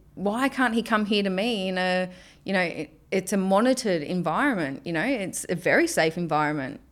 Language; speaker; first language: English; native; English